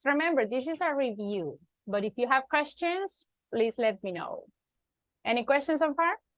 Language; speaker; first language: English; non-native, fluent; Spanish